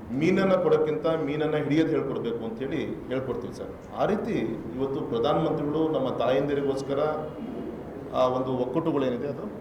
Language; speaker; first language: Kannada; native; Kannada